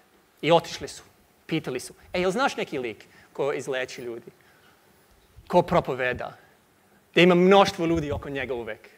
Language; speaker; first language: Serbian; non-native, learner; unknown